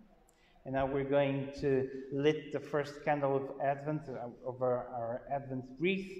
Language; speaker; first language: English; non-native, fluent; Portuguese